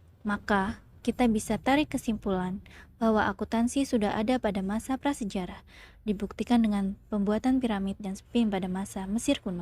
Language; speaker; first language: Indonesian; native; Indonesian